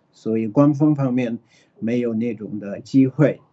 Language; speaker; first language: Chinese; early bilingual, other home language; Tibetan